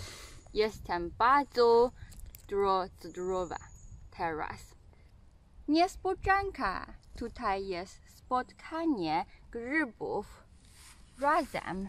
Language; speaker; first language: Polish; non-native, learner; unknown